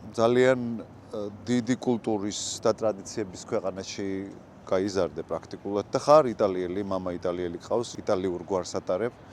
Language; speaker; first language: Georgian; native; Georgian